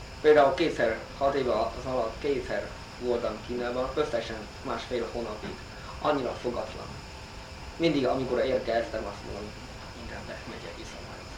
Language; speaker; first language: Hungarian; non-native, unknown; Chinese